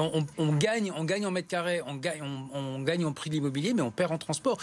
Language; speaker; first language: French; native; French